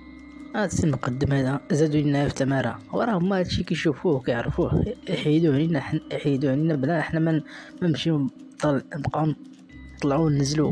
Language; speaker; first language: Arabic; native; Arabic